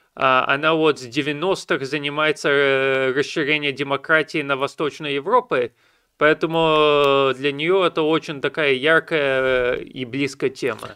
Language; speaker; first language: Russian; early bilingual, heritage; Russian